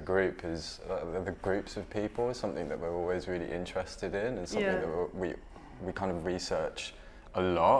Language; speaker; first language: English; native; English